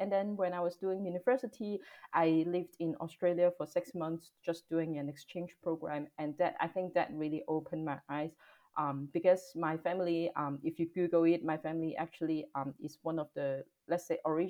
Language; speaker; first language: English; non-native, local second language; Cantonese